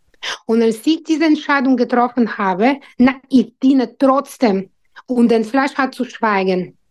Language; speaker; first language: German; non-native, fluent; Bulgarian